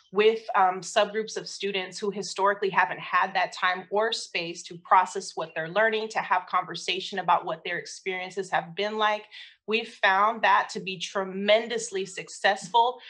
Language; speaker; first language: English; native; English